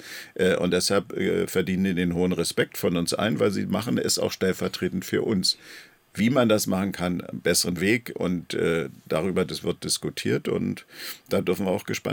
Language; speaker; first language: German; native; German